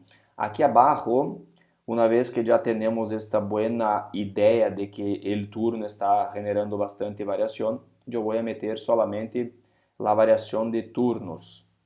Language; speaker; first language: Spanish; non-native, fluent; Portuguese